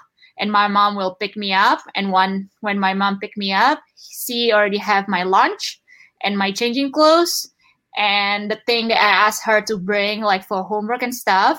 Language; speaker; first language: English; non-native, fluent; Indonesian